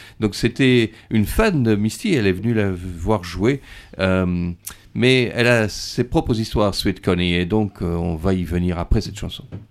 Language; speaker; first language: French; native; French